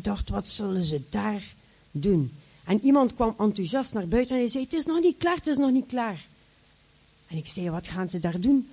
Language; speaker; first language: Dutch; native; Dutch